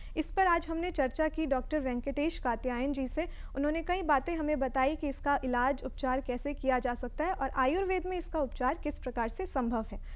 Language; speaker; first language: Hindi; native; Hindi